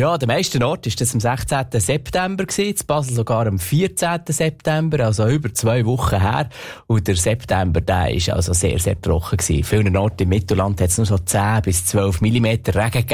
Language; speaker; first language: German; native; German